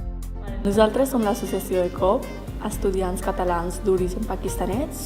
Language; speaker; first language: Catalan; early bilingual, other home language; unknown